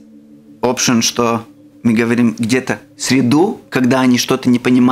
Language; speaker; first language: Russian; non-native, local second language; Latvian